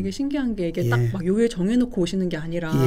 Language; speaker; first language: Korean; native; Korean